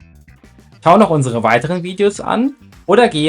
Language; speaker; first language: German; native; German